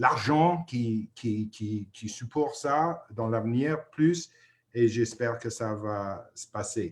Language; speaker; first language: French; non-native, fluent; English